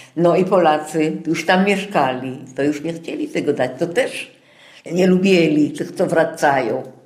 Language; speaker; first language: Polish; native; Polish